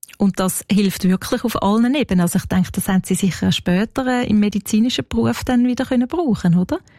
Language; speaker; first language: German; native; German